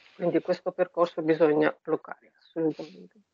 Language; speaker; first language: Italian; non-native, fluent; Russian